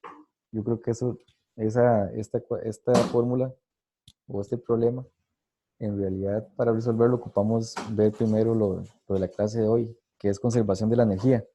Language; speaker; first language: Spanish; native; Spanish